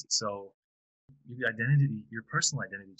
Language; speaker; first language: English; native; English